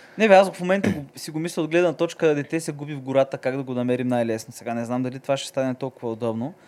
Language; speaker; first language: Bulgarian; native; Bulgarian